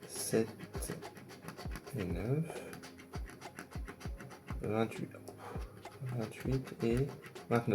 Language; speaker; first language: French; native; French